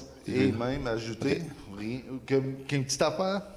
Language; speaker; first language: French; native; French